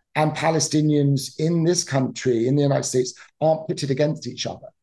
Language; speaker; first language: English; native; English